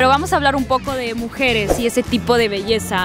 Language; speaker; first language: Spanish; non-native, fluent; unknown